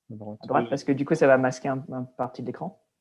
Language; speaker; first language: French; native; French